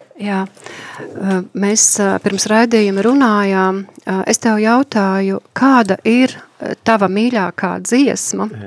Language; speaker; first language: Latvian; native; Latvian